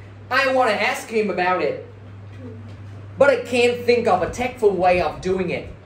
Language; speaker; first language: English; non-native, fluent; Vietnamese